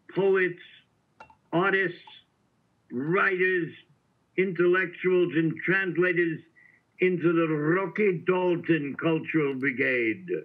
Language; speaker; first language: English; native; English